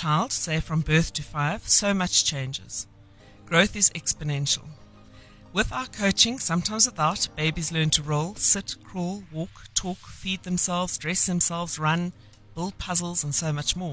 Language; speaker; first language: English; native; English